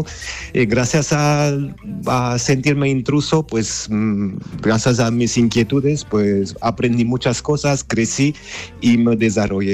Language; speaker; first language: Spanish; non-native, fluent; Armenian